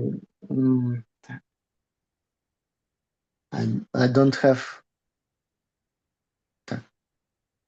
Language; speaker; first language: English; non-native, learner; Russian